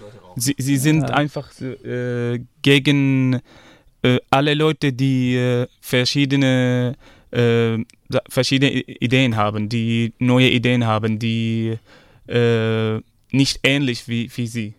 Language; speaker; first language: German; non-native, fluent; Arabic